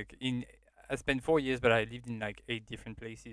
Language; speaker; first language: English; non-native, fluent; French